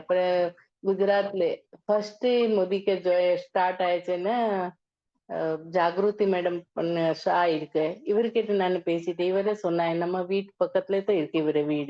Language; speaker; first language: Tamil; non-native, learner; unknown